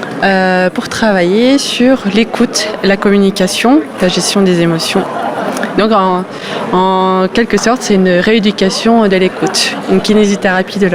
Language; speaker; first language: French; native; French